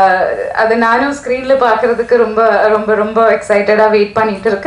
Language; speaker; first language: Tamil; non-native, fluent; Malayalam